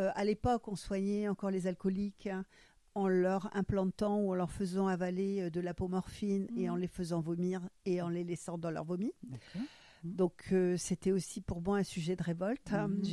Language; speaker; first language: French; non-native, fluent; German